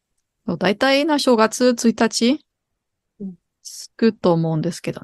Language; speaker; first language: Japanese; non-native, fluent; German